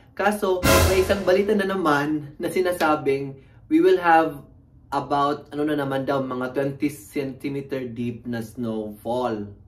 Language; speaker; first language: Filipino; native; Filipino